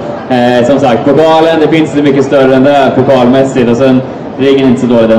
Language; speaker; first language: Swedish; native; Swedish